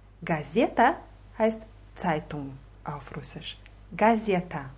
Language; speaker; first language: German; non-native, fluent; Russian